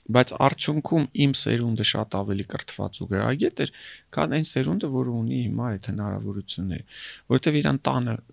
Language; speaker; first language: Armenian; native; Armenian